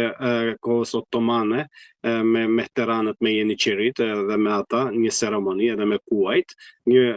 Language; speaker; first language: Albanian; non-native, fluent; Turkish